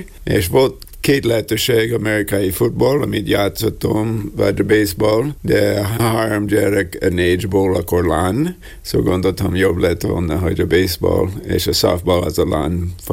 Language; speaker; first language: Hungarian; non-native, learner; English